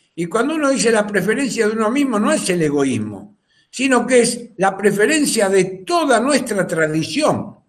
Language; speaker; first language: Spanish; native; Spanish